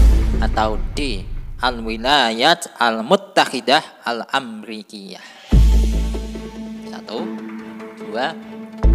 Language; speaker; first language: Arabic; non-native, fluent; Indonesian